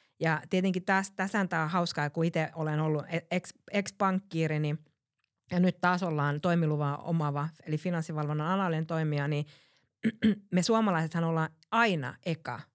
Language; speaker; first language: Finnish; early bilingual, heritage; Finnish